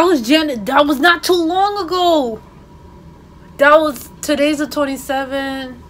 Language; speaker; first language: English; native; English